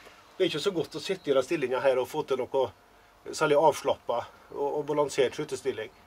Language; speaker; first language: Norwegian; native; Norwegian